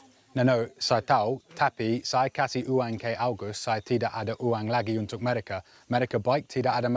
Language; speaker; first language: Indonesian; non-native, learner; English